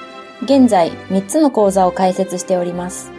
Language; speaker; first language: Japanese; native; Japanese